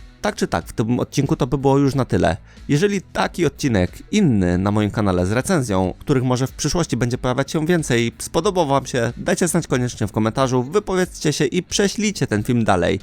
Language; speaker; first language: Polish; native; Polish